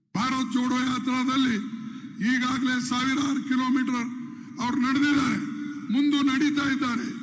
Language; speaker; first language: Kannada; native; Kannada